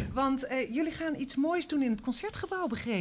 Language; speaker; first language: Dutch; native; Dutch